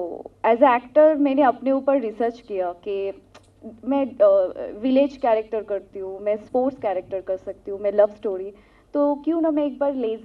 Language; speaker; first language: Hindi; non-native, local second language; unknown